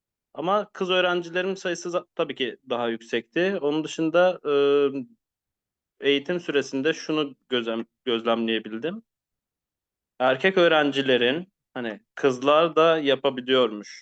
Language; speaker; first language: Turkish; native; Turkish